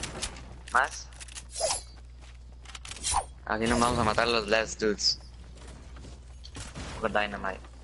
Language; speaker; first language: Spanish; early bilingual, heritage; Spanish